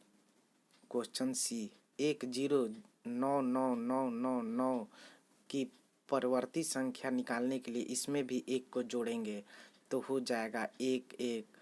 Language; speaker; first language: Hindi; native; Hindi